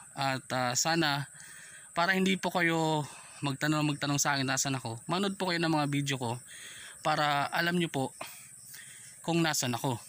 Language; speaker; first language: Filipino; non-native, local second language; Waray